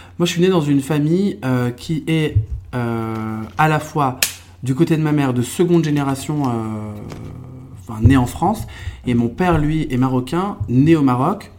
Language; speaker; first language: French; native; French